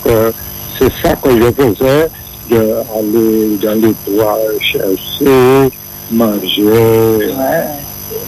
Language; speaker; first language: French; non-native, local second language; Guadeloupean Creole French